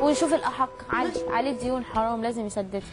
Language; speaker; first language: Arabic; native; Arabic